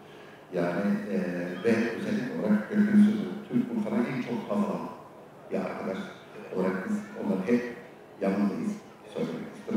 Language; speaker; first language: Turkish; non-native, learner; German